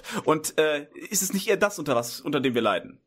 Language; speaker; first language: German; native; German